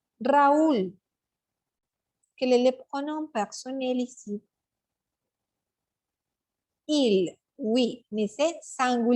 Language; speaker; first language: French; non-native, fluent; Spanish